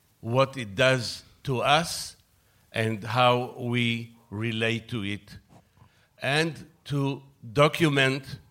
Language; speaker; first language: English; non-native, fluent; Hebrew